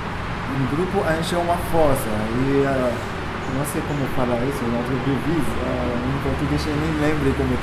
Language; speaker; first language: Portuguese; non-native, fluent; Haitian Creole